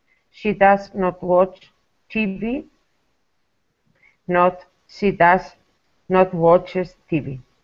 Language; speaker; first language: English; non-native, learner; Spanish